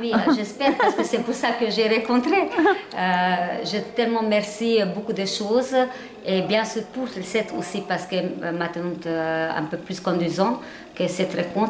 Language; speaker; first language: French; non-native, learner; Hungarian